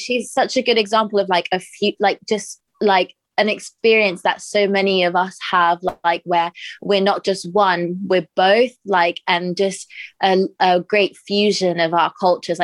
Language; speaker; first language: English; native; English